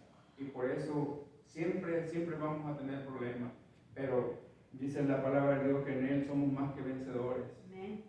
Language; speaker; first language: Spanish; native; Spanish